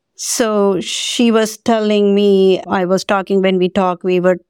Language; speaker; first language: English; non-native, local second language; Tamil